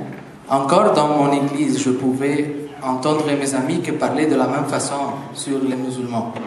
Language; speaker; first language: French; non-native, fluent; Arabic